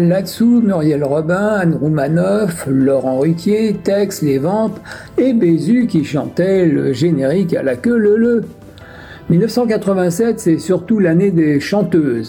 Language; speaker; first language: French; native; French